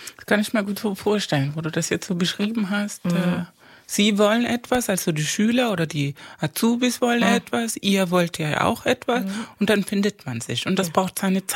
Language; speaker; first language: German; early bilingual, other home language; Spanish